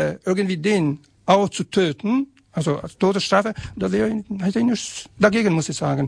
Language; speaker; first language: German; non-native, fluent; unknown